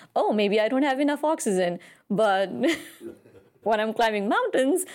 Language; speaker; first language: English; non-native, local second language; Nepali